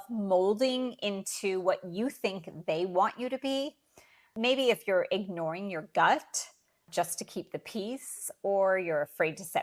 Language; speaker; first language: English; native; English